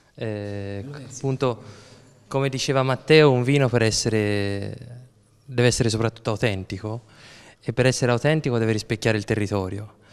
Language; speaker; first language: Italian; native; Italian